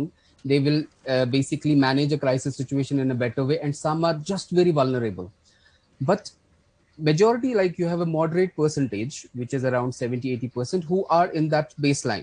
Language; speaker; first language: English; non-native, local second language; Kashmiri